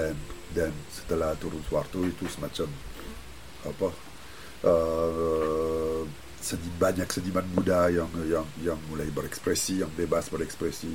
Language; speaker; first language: Indonesian; non-native, fluent; French